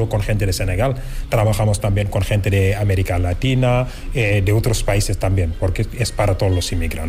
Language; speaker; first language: Spanish; non-native, fluent; Wolof